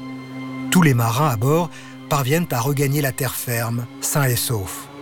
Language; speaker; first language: French; native; French